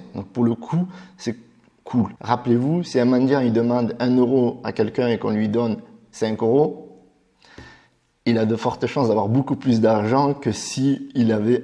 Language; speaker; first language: French; native; French